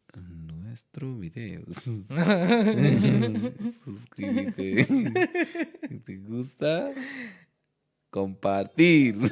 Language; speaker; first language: Spanish; non-native, learner; Hindi